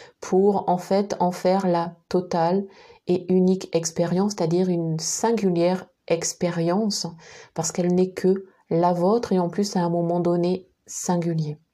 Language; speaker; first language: French; native; French